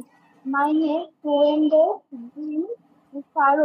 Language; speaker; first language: German; non-native, learner; Bangla